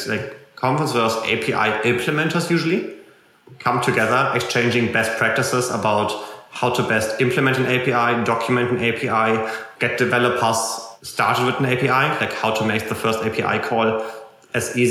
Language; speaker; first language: English; non-native, fluent; German